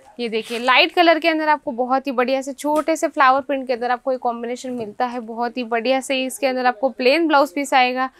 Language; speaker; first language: Hindi; native; Hindi